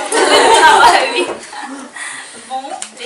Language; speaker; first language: French; non-native, fluent; Ukrainian